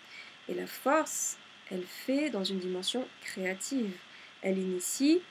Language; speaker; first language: French; native; French